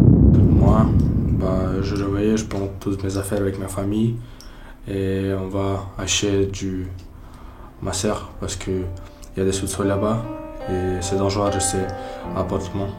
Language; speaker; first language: French; non-native, learner; Ukrainian